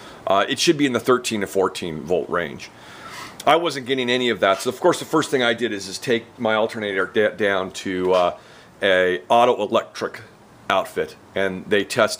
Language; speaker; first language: English; native; English